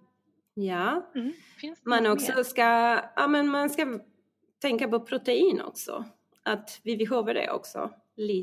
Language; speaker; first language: Swedish; non-native, fluent; Spanish